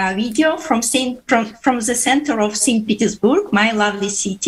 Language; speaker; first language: English; non-native, fluent; Uzbek